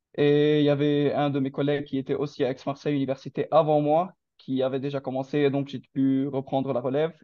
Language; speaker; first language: French; non-native, local second language; Arabic